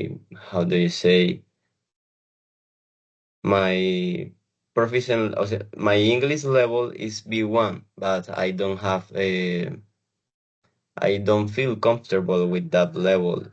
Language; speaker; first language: English; non-native, learner; Spanish